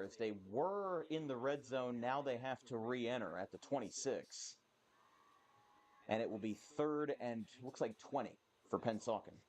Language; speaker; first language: English; native; English